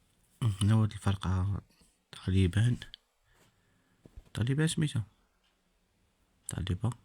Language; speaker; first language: Arabic; native; Arabic